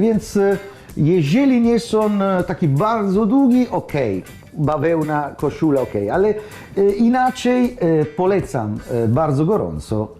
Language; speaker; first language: Polish; non-native, learner; Italian